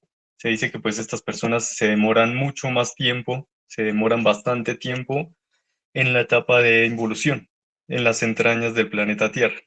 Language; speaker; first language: Spanish; native; Spanish